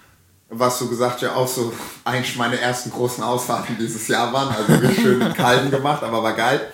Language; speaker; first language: German; native; German